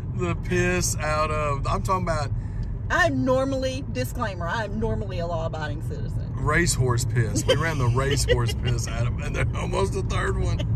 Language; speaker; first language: English; native; English